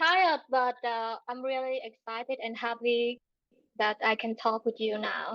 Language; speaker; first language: English; non-native, learner; Vietnamese